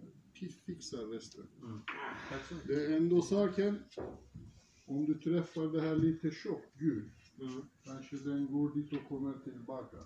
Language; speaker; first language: Swedish; non-native, fluent; Turkish